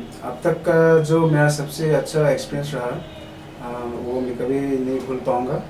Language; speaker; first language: Hindi; non-native, local second language; Assamese